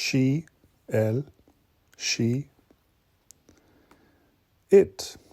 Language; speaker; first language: French; non-native, fluent; English